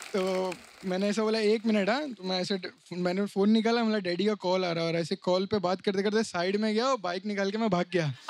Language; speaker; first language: Hindi; native; Hindi